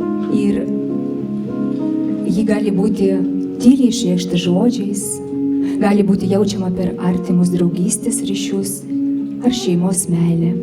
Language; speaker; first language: Lithuanian; native; Lithuanian